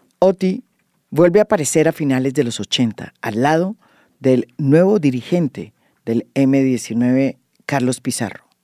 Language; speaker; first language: Spanish; native; Spanish